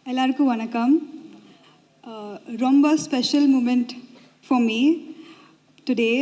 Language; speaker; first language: Tamil; non-native, learner; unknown